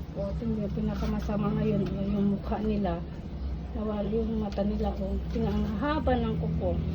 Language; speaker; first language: Filipino; non-native, local second language; Iloko